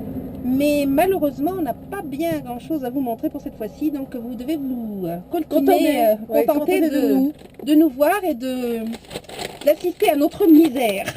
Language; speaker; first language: French; native; French